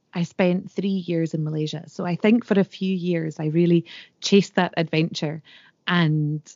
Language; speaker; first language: English; native; English